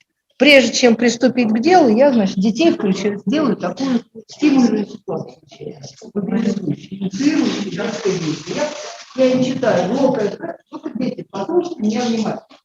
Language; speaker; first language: Russian; native; Russian